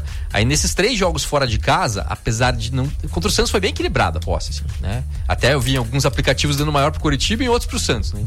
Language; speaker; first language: Portuguese; native; Portuguese